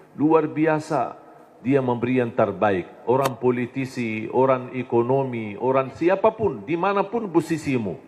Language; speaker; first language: Indonesian; non-native, fluent; Arabic